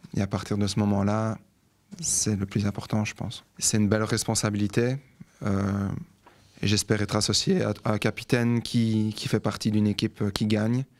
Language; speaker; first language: French; native; French